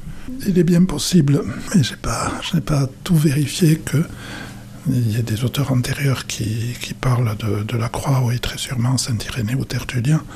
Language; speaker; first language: French; native; French